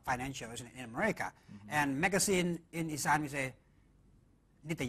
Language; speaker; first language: English; non-native, fluent; Thai